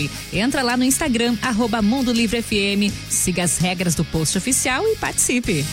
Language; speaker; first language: Portuguese; native; Portuguese